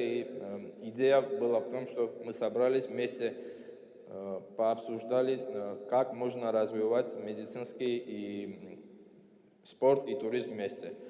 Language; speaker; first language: Russian; non-native, fluent; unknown